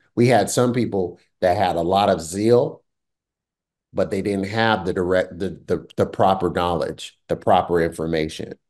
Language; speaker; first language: English; native; English